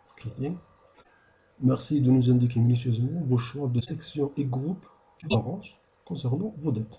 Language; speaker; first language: French; non-native, local second language; Arabic